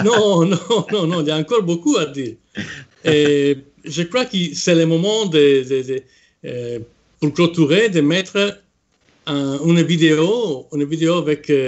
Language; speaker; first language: French; non-native, fluent; Italian